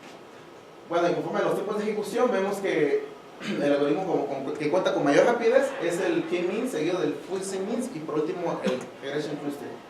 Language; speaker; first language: Spanish; native; Spanish